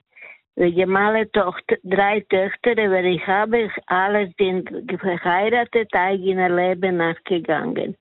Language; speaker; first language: German; non-native, learner; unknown